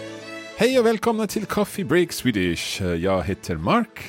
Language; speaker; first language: Swedish; non-native, learner; English